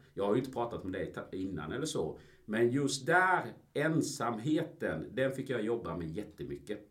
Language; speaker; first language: Swedish; early bilingual, other home language; Spanish